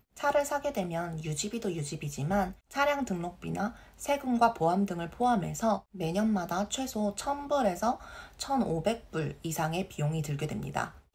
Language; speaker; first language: Korean; native; Korean